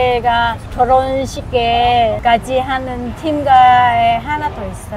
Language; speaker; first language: Korean; non-native, fluent; Vietnamese